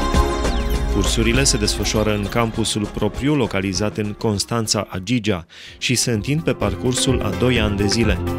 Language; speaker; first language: Romanian; native; Romanian